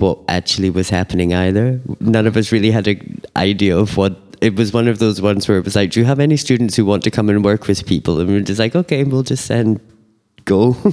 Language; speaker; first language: English; native; English